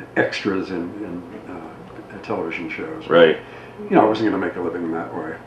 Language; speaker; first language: English; native; English